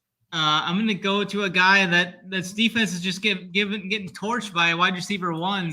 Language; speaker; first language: English; native; English